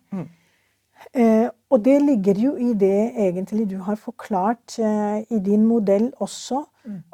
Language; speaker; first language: Norwegian; non-native, fluent; Urdu